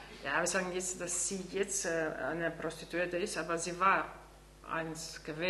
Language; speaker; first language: German; non-native, fluent; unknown